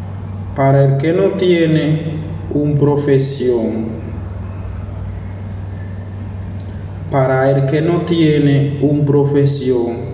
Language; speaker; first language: Spanish; non-native, learner; Haitian Creole